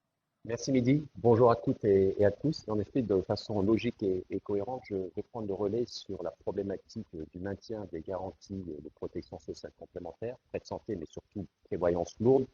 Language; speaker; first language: French; native; French